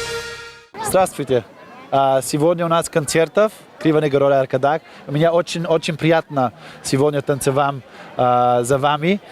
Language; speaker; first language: Russian; non-native, learner; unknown